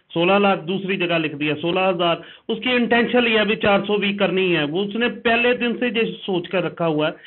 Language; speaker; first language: Hindi; non-native, local second language; Punjabi